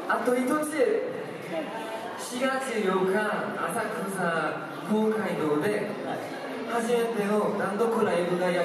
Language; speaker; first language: Japanese; non-native, learner; Korean